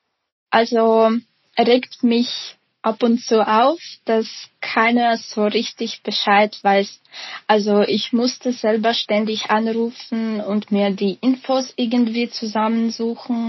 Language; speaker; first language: German; non-native, fluent; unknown